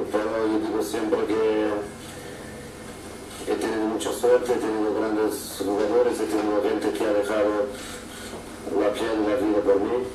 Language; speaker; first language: Spanish; non-native, fluent; Portuguese